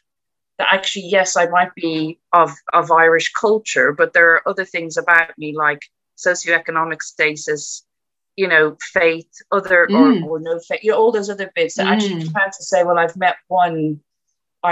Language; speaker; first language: English; native; English